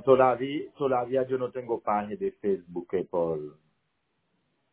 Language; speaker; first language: Spanish; non-native, learner; Haitian Creole